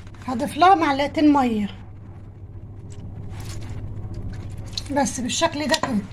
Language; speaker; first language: Arabic; native; Arabic